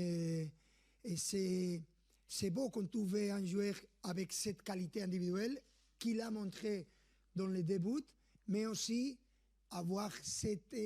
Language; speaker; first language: French; non-native, fluent; Spanish